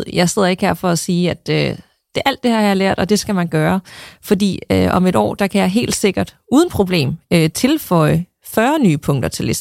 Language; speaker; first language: Danish; native; Danish